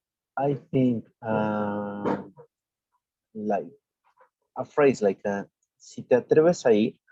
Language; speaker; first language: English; non-native, learner; Spanish